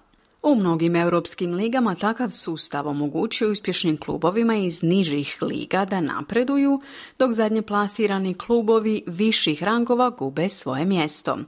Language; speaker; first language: Croatian; native; Croatian